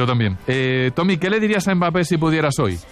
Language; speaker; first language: Spanish; native; Spanish